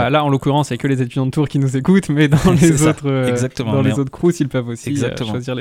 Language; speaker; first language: French; native; French